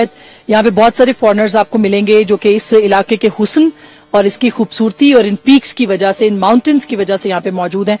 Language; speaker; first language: Urdu; native; Urdu